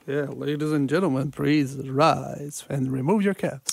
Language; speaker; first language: English; non-native, fluent; Portuguese